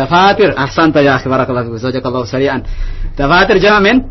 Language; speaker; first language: Arabic; non-native, fluent; Indonesian